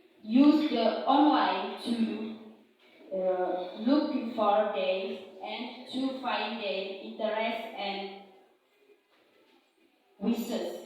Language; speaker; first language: English; non-native, learner; Indonesian